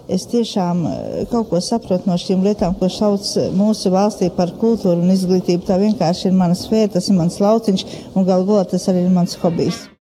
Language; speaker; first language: Latvian; native; Latvian